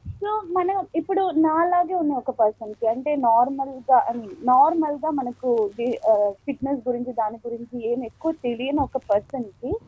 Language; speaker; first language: Telugu; non-native, local second language; Malayalam